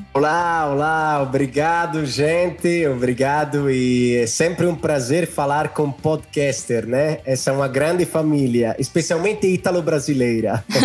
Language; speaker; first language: Portuguese; non-native, fluent; Italian